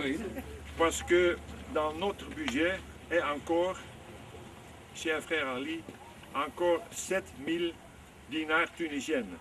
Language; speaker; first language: French; non-native, fluent; Dutch